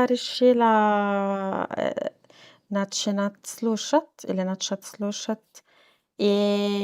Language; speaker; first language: Russian; non-native, learner; Arabic